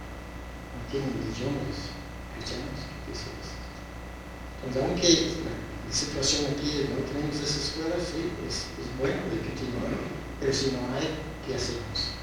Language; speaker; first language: Spanish; non-native, fluent; English